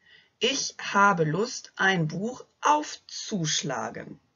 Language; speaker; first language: German; non-native, fluent; French